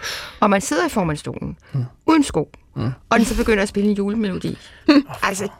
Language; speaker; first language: Danish; native; Danish